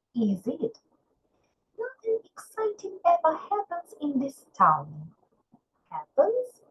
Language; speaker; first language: English; non-native, fluent; Ukrainian